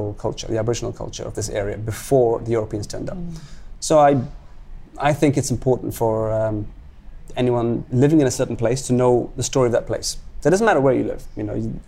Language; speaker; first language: English; native; English